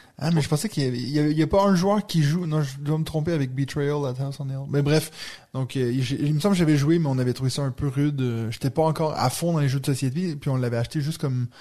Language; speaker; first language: French; native; French